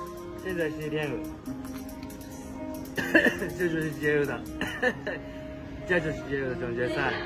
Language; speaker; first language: Chinese; non-native, learner; Japanese